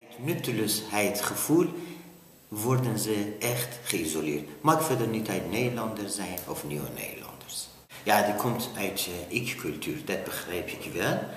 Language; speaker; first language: Dutch; non-native, learner; Persian